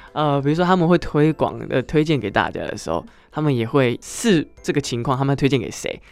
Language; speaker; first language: Chinese; non-native, local second language; Hakka Chinese